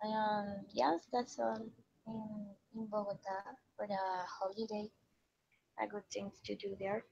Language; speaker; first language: English; non-native, learner; Spanish